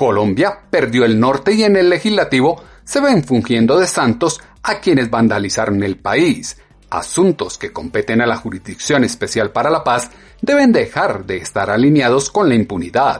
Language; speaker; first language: Spanish; native; Spanish